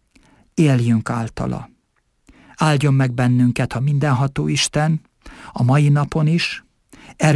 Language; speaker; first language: Hungarian; native; Hungarian